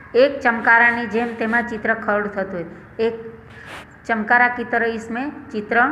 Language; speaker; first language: Hindi; non-native, local second language; Gujarati